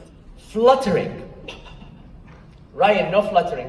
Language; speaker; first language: English; non-native, fluent; Arabic